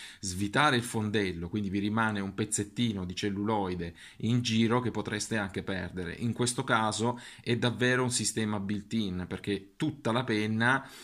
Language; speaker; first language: Italian; native; Italian